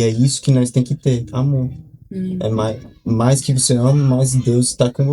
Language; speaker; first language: Portuguese; early bilingual, heritage; Portuguese